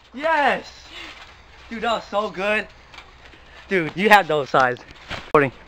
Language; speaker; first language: English; native; English